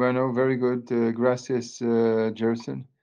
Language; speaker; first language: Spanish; non-native, learner; English